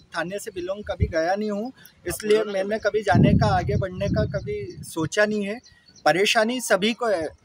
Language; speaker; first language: Hindi; native; Hindi